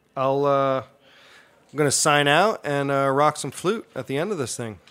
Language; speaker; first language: English; native; English